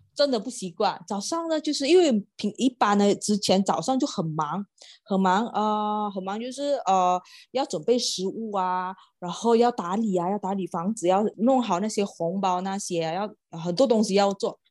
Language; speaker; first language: Chinese; non-native, local second language; Malay